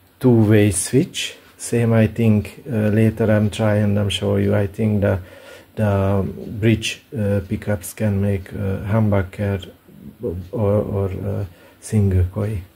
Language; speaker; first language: English; non-native, learner; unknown